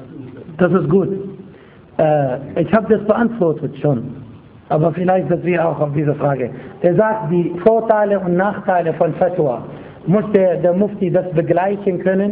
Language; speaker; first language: German; non-native, fluent; Arabic